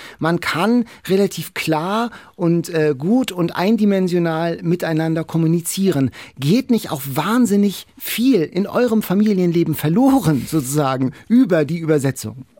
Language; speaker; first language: German; native; German